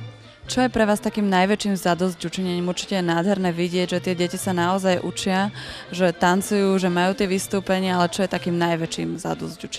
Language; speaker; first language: Slovak; native; Slovak